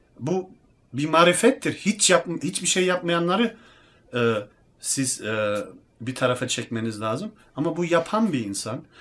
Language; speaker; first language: Turkish; early bilingual, heritage; Turkish